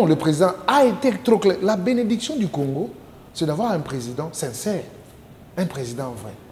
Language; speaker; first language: French; non-native, local second language; Lingala